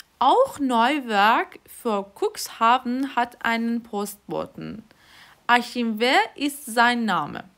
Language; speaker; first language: German; non-native, fluent; Persian